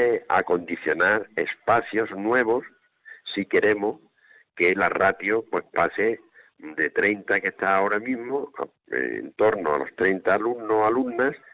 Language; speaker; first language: Spanish; native; Spanish